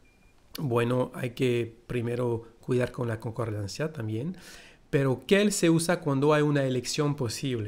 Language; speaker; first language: Spanish; non-native, fluent; French